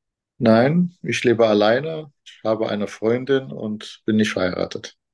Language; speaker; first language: German; non-native, fluent; Turkish